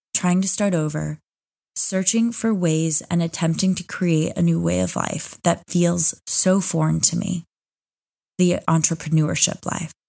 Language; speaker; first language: English; native; English